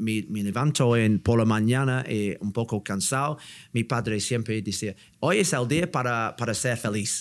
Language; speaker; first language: Spanish; non-native, learner; English